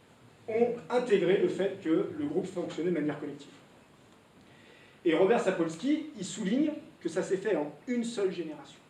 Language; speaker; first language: French; native; French